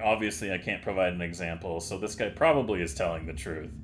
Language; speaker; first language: English; native; English